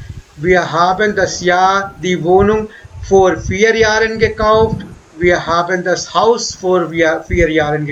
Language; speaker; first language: German; non-native, fluent; Hindi